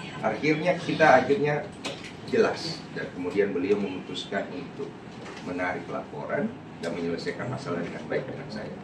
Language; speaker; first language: Indonesian; native; Indonesian